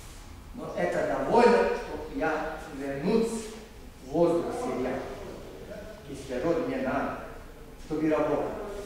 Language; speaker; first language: Russian; non-native, learner; Serbian